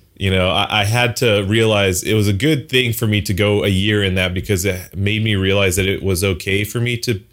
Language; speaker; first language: English; native; English